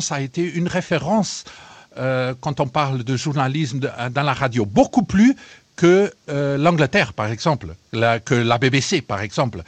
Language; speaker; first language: French; non-native, fluent; Portuguese